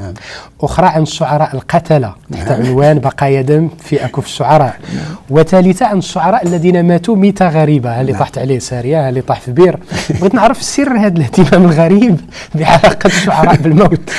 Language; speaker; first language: Arabic; native; Arabic